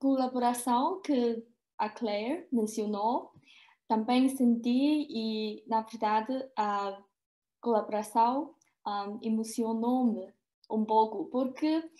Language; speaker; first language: Portuguese; non-native, fluent; Chinese